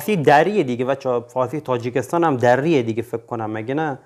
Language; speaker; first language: Persian; native; Persian